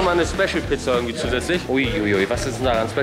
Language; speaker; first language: German; native; German